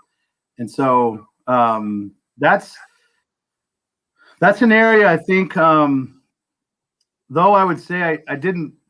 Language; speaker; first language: English; native; English